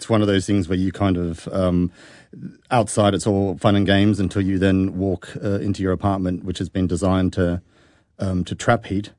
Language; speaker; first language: English; native; English